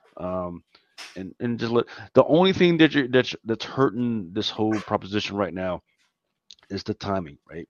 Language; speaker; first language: English; native; English